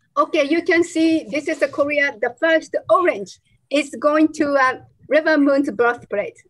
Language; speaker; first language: English; non-native, fluent; Japanese